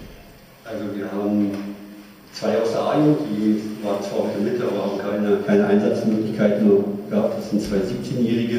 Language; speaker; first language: German; native; German